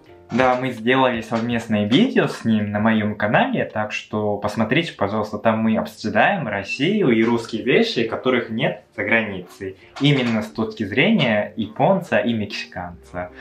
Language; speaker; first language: Russian; non-native, fluent; Japanese